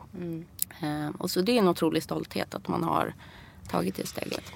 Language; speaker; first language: Swedish; early bilingual, other home language; Persian